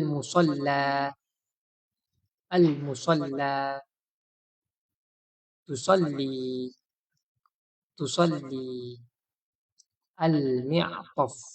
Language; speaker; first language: Arabic; non-native, fluent; Malay